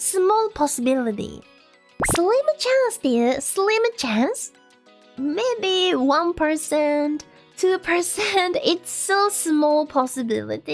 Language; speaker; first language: English; non-native, learner; Japanese